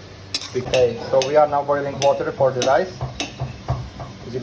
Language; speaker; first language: English; non-native, fluent; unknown